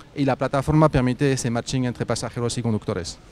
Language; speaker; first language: Spanish; non-native, fluent; French